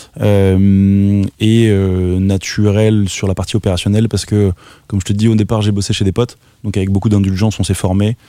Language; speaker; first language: French; native; French